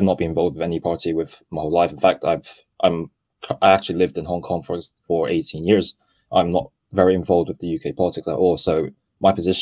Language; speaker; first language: English; non-native, local second language; Cantonese